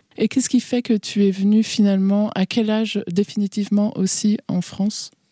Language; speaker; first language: French; native; French